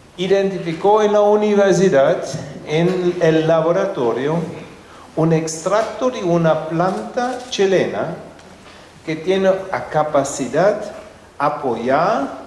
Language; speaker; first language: Spanish; non-native, fluent; German